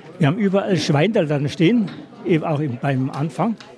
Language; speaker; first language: German; native; German